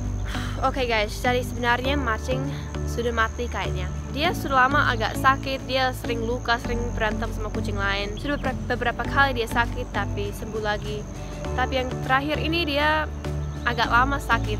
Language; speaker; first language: Indonesian; non-native, fluent; English